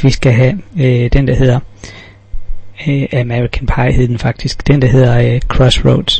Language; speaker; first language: Danish; native; Danish